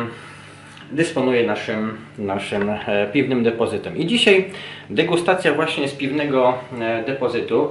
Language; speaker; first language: Polish; native; Polish